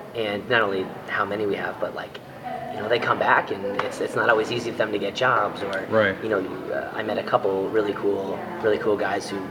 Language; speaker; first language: English; native; English